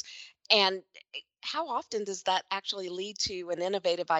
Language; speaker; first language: English; native; English